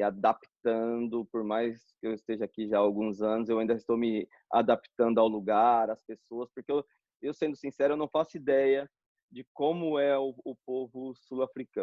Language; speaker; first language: Portuguese; native; Portuguese